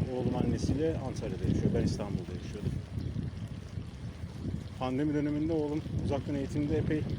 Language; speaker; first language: Turkish; native; Turkish